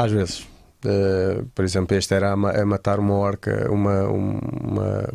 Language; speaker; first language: Portuguese; native; Portuguese